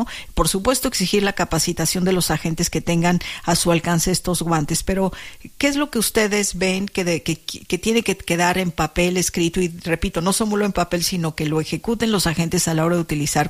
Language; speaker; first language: Spanish; native; Spanish